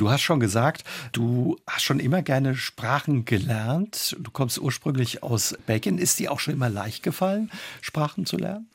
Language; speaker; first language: German; native; German